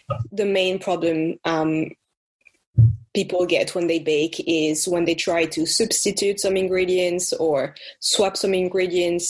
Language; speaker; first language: English; non-native, fluent; French